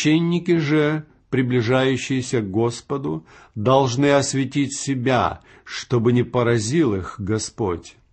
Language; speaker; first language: Russian; native; Russian